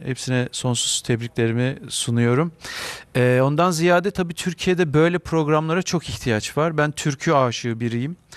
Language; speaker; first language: Turkish; native; Turkish